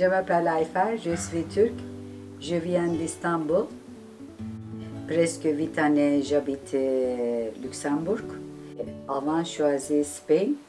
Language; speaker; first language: French; non-native, learner; Turkish